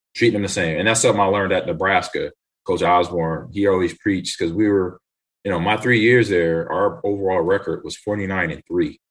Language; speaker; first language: English; native; English